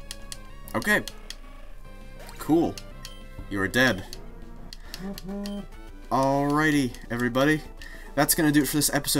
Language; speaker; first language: English; native; English